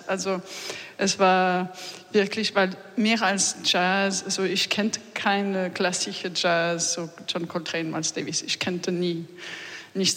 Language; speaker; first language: German; non-native, learner; French